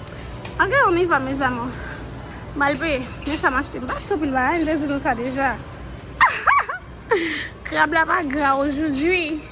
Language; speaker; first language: French; non-native, learner; Haitian Creole